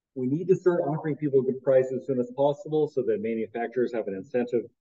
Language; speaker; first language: English; native; English